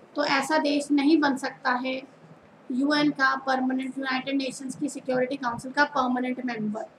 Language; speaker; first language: Hindi; non-native, local second language; Punjabi